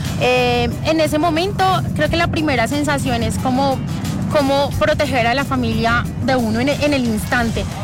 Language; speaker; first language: Spanish; native; Spanish